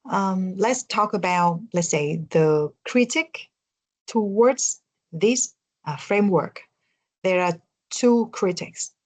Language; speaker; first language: English; non-native, fluent; Vietnamese